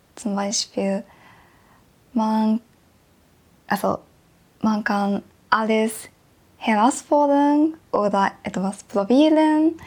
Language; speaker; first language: German; non-native, learner; Japanese